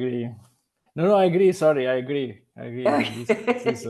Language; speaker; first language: English; non-native, learner; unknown